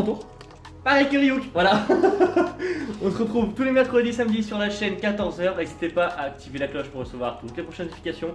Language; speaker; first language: French; native; French